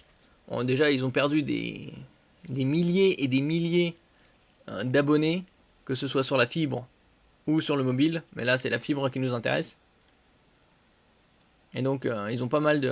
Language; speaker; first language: French; native; French